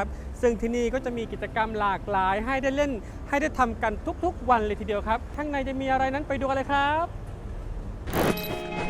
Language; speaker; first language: Thai; native; Thai